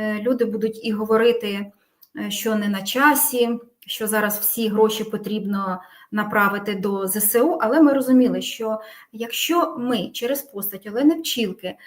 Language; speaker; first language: Ukrainian; native; Ukrainian